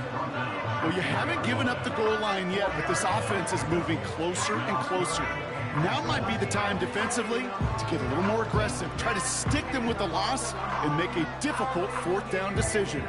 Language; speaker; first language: English; native; English